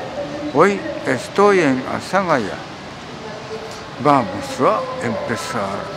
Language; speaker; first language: Spanish; non-native, learner; Japanese